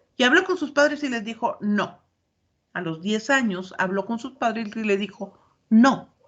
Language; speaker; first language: Spanish; native; Spanish